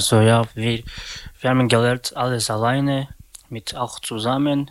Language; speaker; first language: German; non-native, learner; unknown